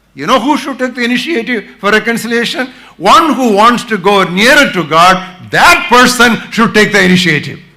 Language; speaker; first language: English; non-native, local second language; Tamil